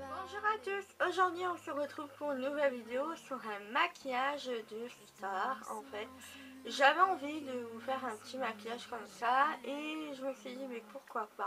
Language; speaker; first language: French; native; French